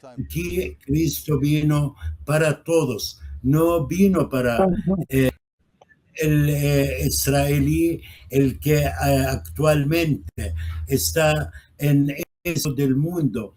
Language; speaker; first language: Spanish; non-native, fluent; Arabic